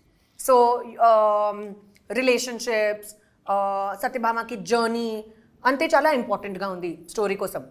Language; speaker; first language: Telugu; non-native, learner; Hindi